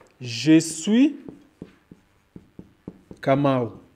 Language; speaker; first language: French; non-native, learner; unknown